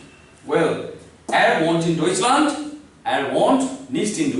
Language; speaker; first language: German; non-native, learner; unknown